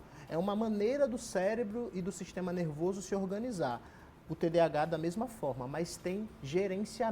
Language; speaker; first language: Portuguese; native; Portuguese